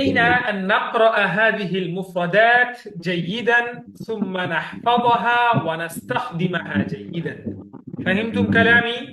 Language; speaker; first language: Arabic; non-native, fluent; Bangla